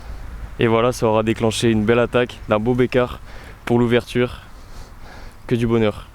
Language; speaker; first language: French; native; French